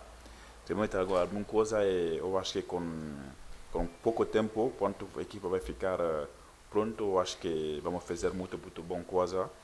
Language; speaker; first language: Portuguese; non-native, learner; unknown